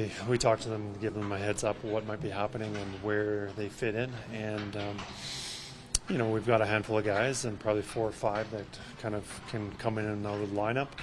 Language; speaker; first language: English; native; English